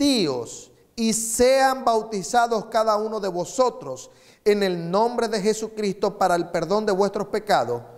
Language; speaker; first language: Spanish; native; Spanish